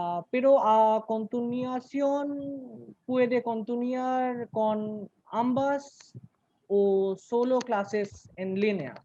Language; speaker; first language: Spanish; non-native, learner; Bangla